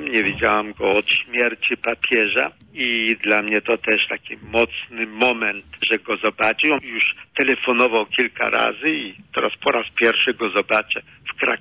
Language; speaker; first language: Polish; early bilingual, heritage; Polish